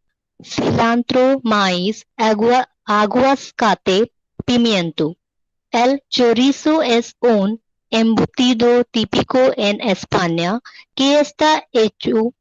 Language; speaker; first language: Spanish; non-native, learner; Hindi